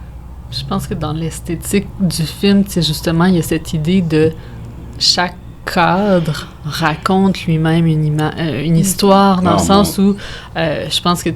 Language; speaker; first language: French; native; French